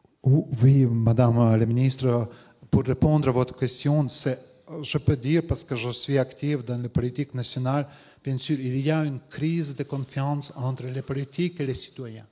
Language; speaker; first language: French; non-native, fluent; Latvian